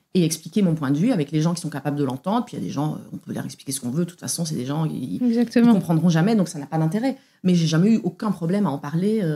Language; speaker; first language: French; native; French